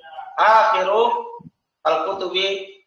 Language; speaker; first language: Arabic; non-native, fluent; Indonesian